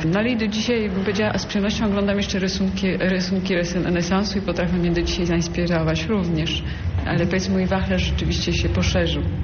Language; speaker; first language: Polish; early bilingual, heritage; Polish